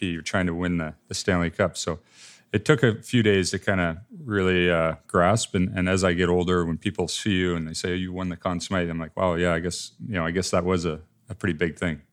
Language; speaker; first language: English; native; English